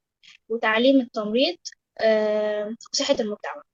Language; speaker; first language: Arabic; native; Arabic